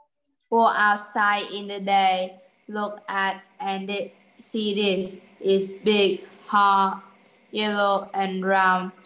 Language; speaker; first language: English; non-native, learner; Vietnamese